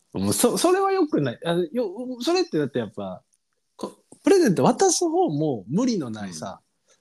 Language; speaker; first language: Japanese; native; Japanese